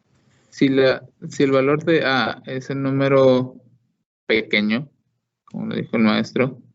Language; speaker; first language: Spanish; native; Spanish